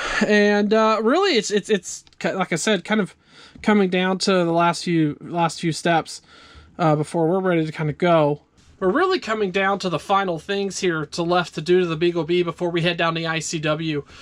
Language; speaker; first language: English; native; English